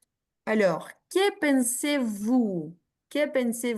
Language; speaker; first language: French; non-native, fluent; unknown